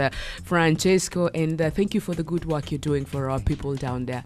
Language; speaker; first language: English; non-native, local second language; Luo (Kenya and Tanzania)